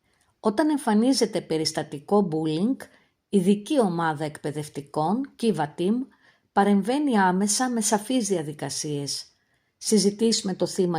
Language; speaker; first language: Greek; native; Greek